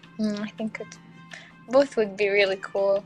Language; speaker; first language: English; non-native, fluent; Arabic